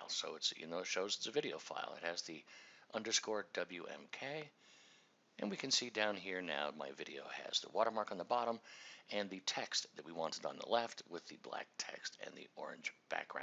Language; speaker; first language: English; native; English